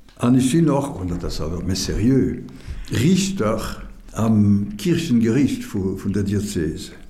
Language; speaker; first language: Luxembourgish; non-native, fluent; French